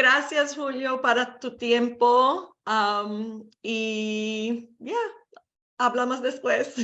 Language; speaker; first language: Spanish; non-native, learner; English